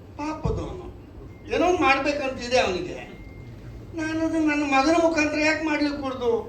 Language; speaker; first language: Kannada; non-native, local second language; Tulu